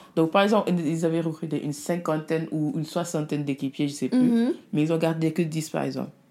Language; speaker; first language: French; non-native, local second language; Wolof